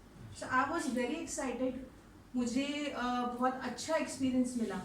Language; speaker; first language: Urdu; non-native, local second language; Gujarati